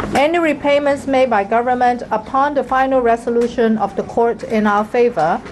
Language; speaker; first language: English; non-native, local second language; Cantonese